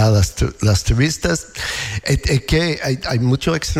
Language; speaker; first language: Spanish; non-native, learner; English